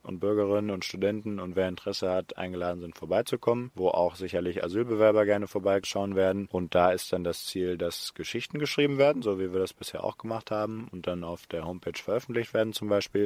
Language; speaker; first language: German; native; German